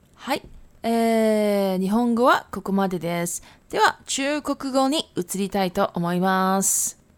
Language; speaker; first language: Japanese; non-native, fluent; Chinese